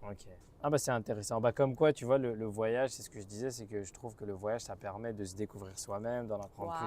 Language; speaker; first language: French; native; French